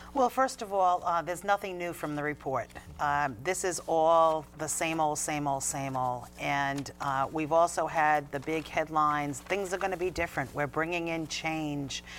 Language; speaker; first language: English; native; English